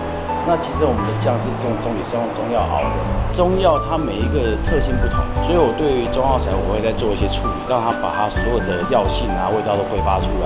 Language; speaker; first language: Chinese; native; Chinese